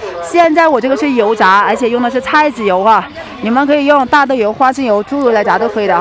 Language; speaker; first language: Chinese; native; Chinese